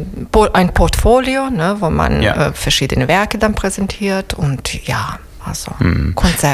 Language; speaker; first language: German; non-native, fluent; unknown